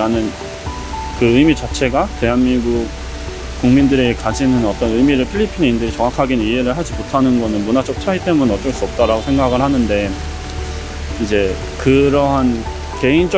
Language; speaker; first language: Korean; native; Korean